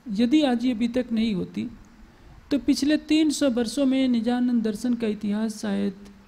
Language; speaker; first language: Hindi; native; Hindi